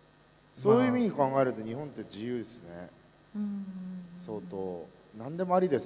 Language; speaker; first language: Japanese; native; Japanese